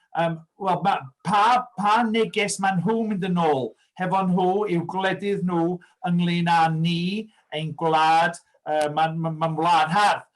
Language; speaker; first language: Welsh; early bilingual, heritage; Welsh